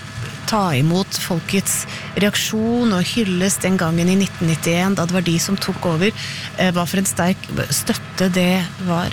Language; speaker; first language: Norwegian; native; Norwegian